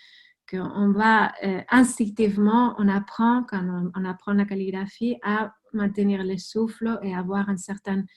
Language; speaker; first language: French; non-native, fluent; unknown